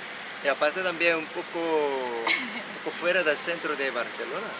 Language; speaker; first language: Spanish; non-native, fluent; Korean